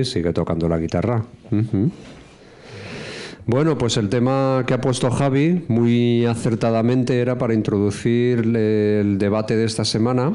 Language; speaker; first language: Spanish; native; Spanish